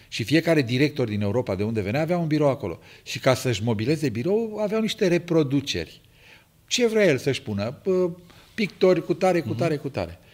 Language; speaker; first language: Romanian; native; Romanian